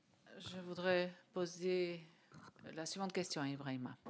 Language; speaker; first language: French; non-native, fluent; Spanish